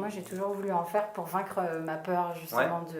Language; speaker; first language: French; native; French